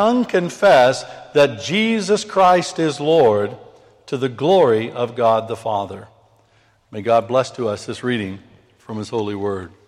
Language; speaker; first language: English; native; English